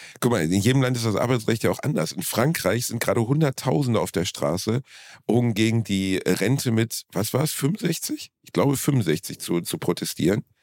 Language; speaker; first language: German; native; German